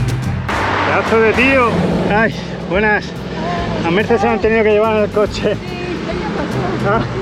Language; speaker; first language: Spanish; native; Spanish